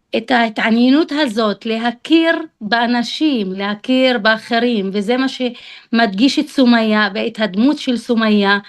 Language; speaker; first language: Hebrew; non-native, local second language; Arabic